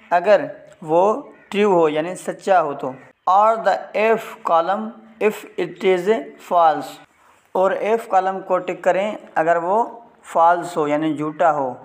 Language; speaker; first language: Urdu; non-native, local second language; Sindhi